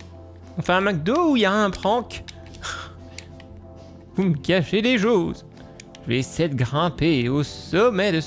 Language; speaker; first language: French; native; French